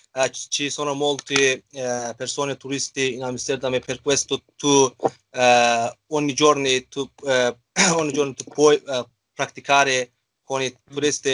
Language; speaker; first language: Italian; non-native, learner; Azerbaijani